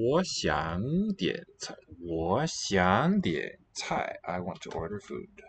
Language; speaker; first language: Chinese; non-native, learner; English